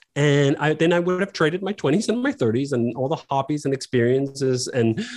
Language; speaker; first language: English; non-native, fluent; Danish